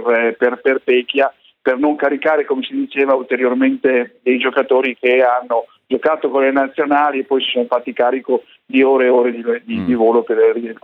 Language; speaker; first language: Italian; native; Italian